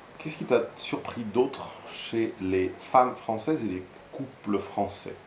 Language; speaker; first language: French; native; French